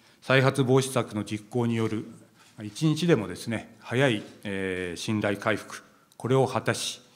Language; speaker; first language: Japanese; native; Japanese